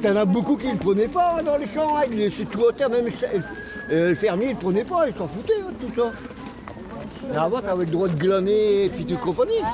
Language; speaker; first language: French; native; French